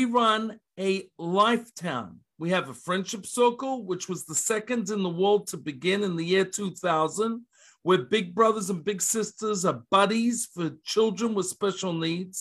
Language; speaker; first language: English; native; English